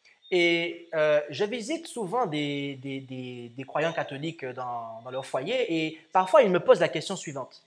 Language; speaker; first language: French; native; French